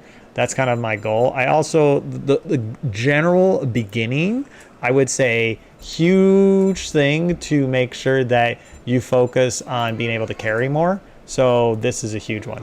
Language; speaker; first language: English; native; English